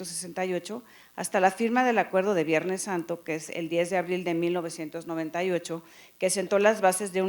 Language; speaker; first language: Spanish; native; Spanish